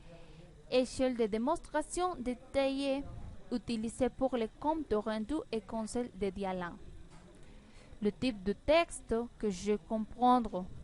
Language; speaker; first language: French; non-native, learner; Spanish